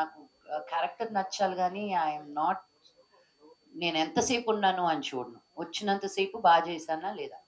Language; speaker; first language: Telugu; native; Telugu